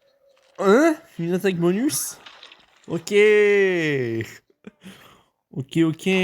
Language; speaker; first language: French; native; French